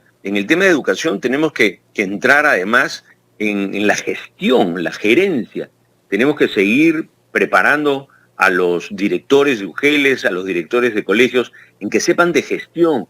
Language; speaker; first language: Spanish; native; Spanish